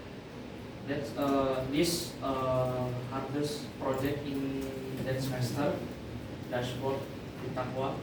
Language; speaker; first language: English; non-native, learner; Indonesian